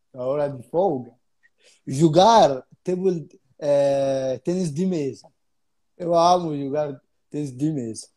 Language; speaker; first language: Portuguese; non-native, fluent; Arabic